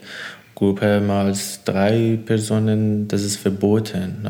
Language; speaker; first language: German; non-native, learner; Persian